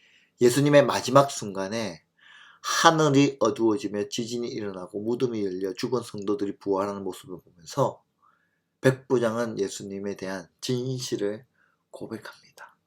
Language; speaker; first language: Korean; native; Korean